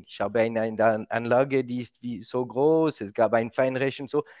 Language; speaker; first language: German; non-native, local second language; French